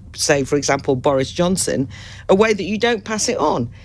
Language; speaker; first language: English; native; English